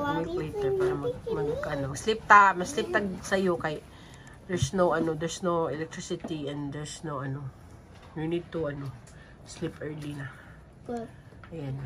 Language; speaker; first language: Filipino; non-native, local second language; Hiligaynon